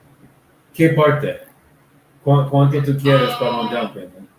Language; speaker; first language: Spanish; non-native, learner; English